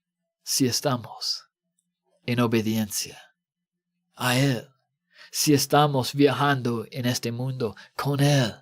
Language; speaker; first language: Spanish; non-native, fluent; English